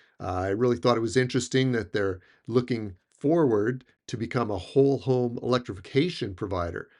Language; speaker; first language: English; native; English